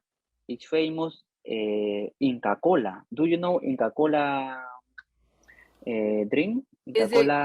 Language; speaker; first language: English; non-native, learner; Spanish